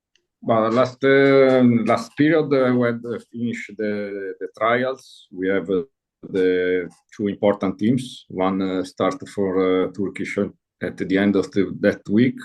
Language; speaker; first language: English; non-native, learner; Italian